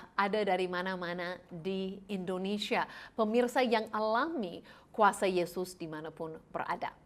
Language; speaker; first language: Indonesian; non-native, fluent; English